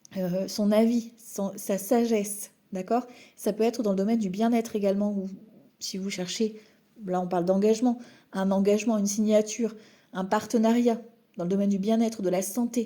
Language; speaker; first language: French; native; French